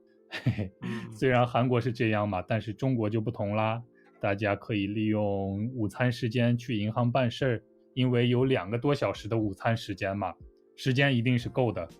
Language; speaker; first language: Chinese; native; Chinese